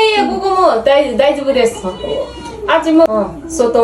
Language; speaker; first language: Japanese; non-native, learner; Nepali